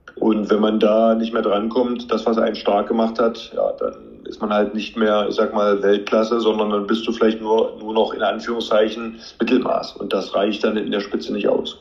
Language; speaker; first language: German; native; German